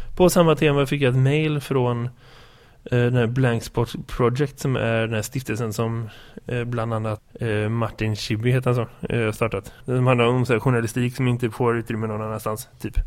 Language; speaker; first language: Swedish; native; Swedish